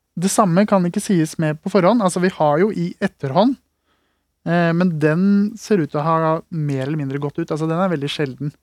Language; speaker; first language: Norwegian; native; Norwegian